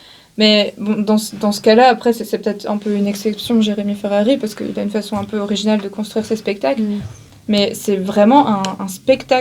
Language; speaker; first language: French; native; French